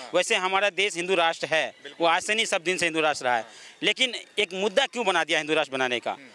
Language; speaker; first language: Hindi; native; Hindi